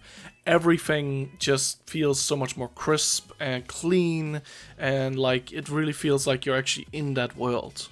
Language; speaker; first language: English; native; English